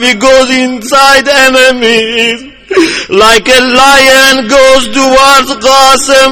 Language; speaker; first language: English; non-native, fluent; Persian